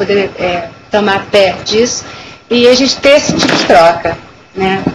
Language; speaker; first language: Portuguese; early bilingual, other home language; Spanish